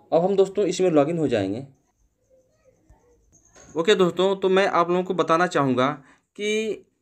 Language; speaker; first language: Hindi; native; Hindi